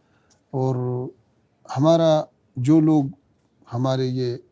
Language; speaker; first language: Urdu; non-native, fluent; Pashto